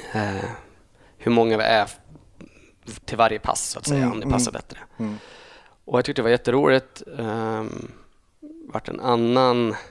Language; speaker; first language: Swedish; native; Swedish